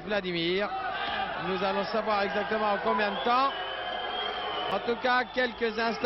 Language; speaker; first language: French; native; French